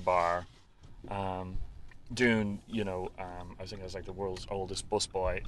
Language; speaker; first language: English; native; English